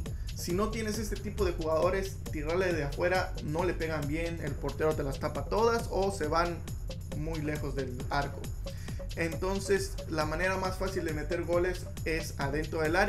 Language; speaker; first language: Spanish; native; Spanish